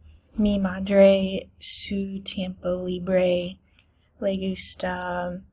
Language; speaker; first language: Spanish; non-native, learner; English